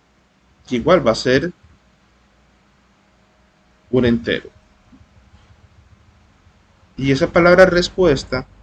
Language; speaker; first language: Spanish; native; Spanish